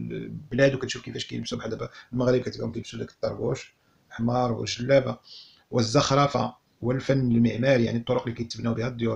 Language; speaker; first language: Arabic; native; Arabic